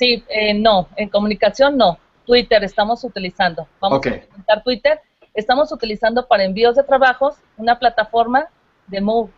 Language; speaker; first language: Spanish; native; Spanish